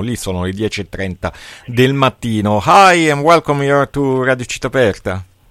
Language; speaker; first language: Italian; native; Italian